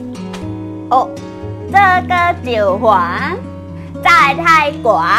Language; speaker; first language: Chinese; non-native, learner; Thai